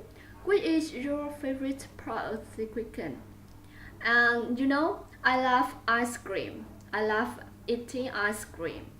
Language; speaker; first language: English; non-native, learner; Vietnamese